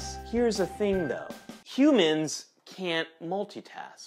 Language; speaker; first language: English; native; English